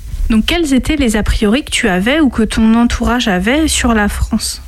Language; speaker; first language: French; native; French